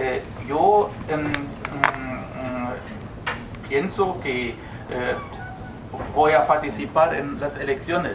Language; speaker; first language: Spanish; non-native, fluent; German